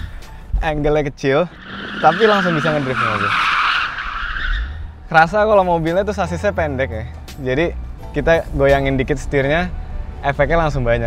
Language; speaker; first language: Indonesian; native; Indonesian